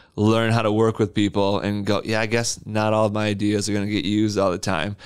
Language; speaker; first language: English; native; English